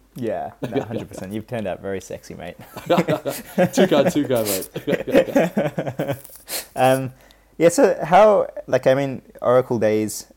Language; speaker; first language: English; early bilingual, other home language; Hindi